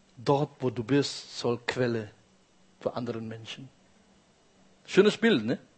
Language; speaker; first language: German; non-native, fluent; Indonesian